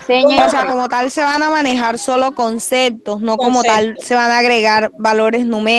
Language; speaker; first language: Spanish; native; Spanish